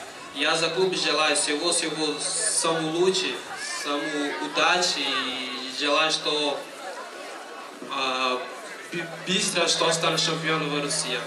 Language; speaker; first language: Russian; non-native, learner; Portuguese